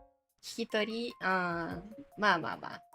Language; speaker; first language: Japanese; non-native, learner; English